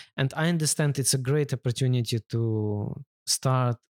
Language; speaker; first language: English; non-native, learner; Ukrainian